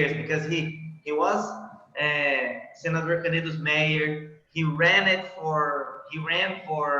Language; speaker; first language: English; non-native, fluent; Portuguese